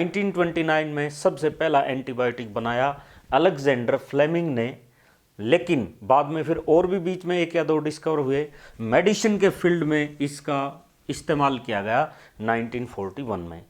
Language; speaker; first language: Hindi; native; Hindi